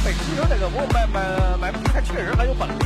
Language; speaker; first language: Chinese; native; Chinese